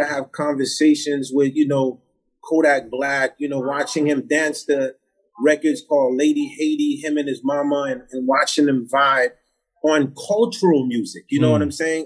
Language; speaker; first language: English; early bilingual, other home language; Haitian Creole